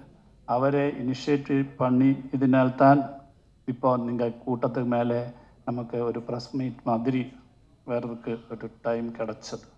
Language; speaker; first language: Tamil; non-native, learner; Malayalam